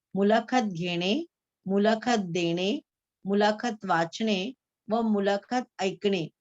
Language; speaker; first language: Hindi; non-native, local second language; Marathi